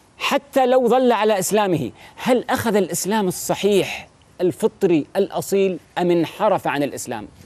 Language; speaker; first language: Arabic; native; Arabic